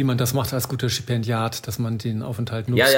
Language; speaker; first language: German; native; German